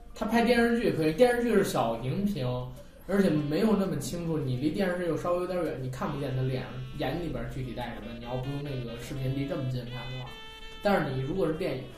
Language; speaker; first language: Chinese; native; Chinese